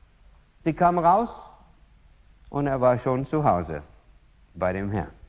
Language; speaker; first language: German; non-native, fluent; English